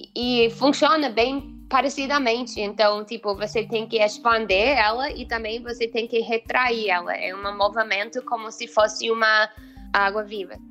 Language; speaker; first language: Portuguese; non-native, fluent; English